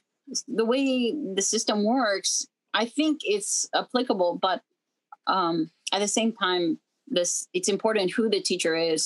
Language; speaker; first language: English; native; English